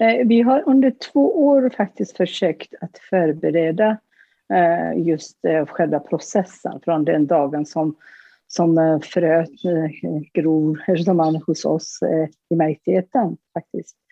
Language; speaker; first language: Swedish; non-native, fluent; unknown